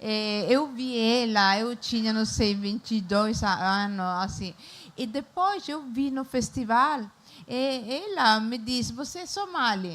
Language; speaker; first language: Portuguese; non-native, fluent; Italian